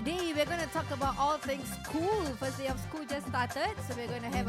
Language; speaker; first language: English; native; English